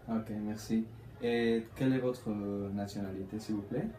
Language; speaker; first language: French; non-native, learner; Spanish